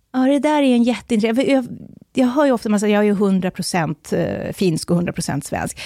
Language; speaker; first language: Swedish; native; Swedish